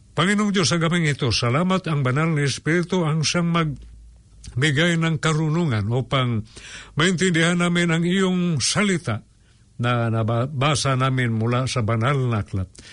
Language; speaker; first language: Filipino; non-native, local second language; Cebuano